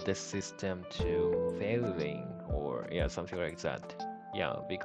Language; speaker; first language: English; non-native, learner; Japanese